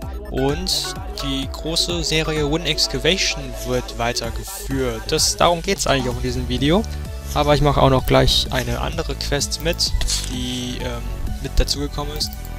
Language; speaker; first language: German; native; German